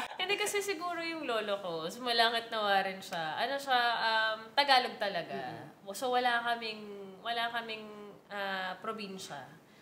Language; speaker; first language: Filipino; native; Filipino